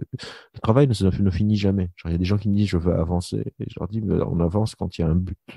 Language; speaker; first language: French; non-native, local second language; Arabic